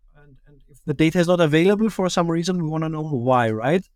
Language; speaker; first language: English; early bilingual, other home language; German